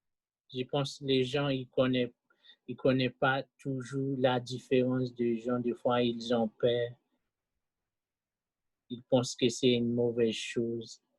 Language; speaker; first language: French; non-native, local second language; Haitian Creole